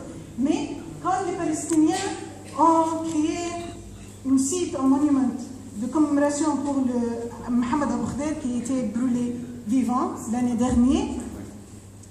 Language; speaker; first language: French; non-native, fluent; Arabic